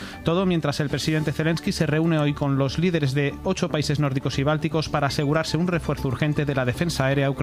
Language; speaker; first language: Spanish; native; Spanish